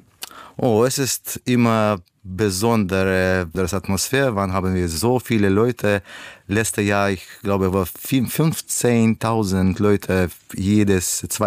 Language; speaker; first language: German; non-native, learner; Russian